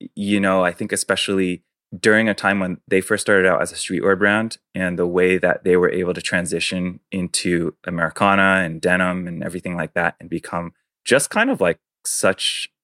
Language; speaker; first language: English; early bilingual, other home language; Chinese